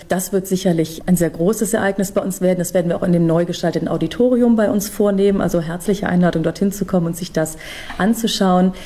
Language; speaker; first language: German; native; German